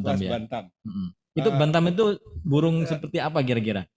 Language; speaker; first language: Indonesian; native; Indonesian